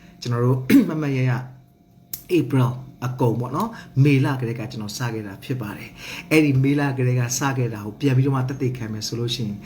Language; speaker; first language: Burmese; non-native, local second language; Hakha Chin